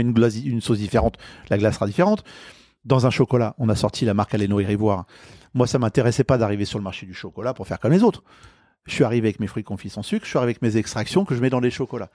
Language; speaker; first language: French; native; French